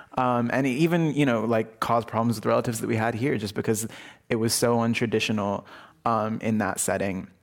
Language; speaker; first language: English; early bilingual, other home language; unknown